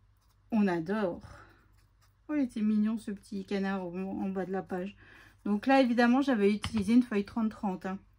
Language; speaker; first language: French; native; French